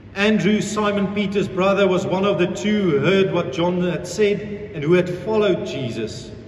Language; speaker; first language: English; non-native, local second language; Afrikaans